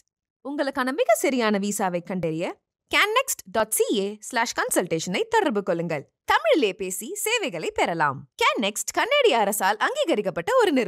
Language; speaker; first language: Tamil; native; Tamil